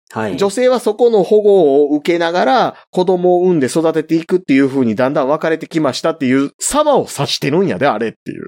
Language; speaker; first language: Japanese; native; Japanese